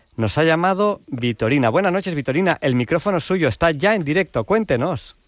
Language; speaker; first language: Spanish; native; Spanish